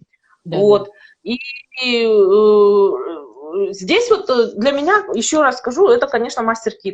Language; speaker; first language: Russian; native; Russian